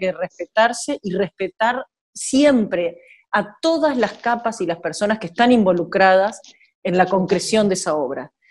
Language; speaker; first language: Spanish; native; Spanish